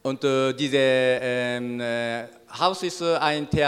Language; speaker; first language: German; non-native, learner; Japanese